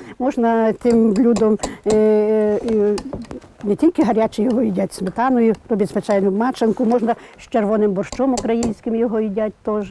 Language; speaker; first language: Ukrainian; native; Ukrainian